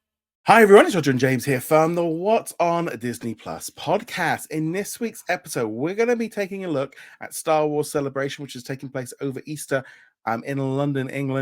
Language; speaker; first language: English; native; English